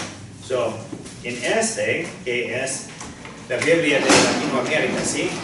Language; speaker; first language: Spanish; non-native, fluent; English